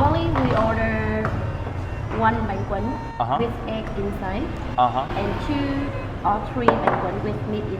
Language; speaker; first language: English; non-native, fluent; Vietnamese